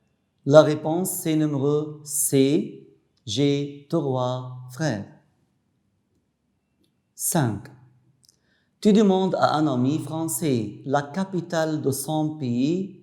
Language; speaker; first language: French; non-native, fluent; Arabic